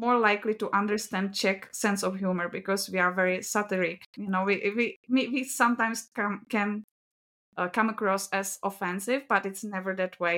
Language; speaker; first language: English; non-native, fluent; Czech